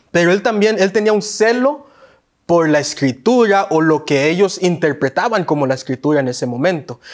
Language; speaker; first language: Spanish; early bilingual, heritage; Spanish